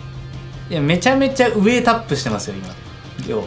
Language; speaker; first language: Japanese; native; Japanese